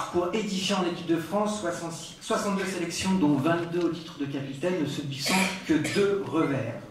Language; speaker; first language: French; native; French